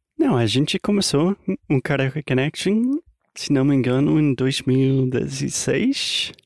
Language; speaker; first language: Portuguese; non-native, fluent; English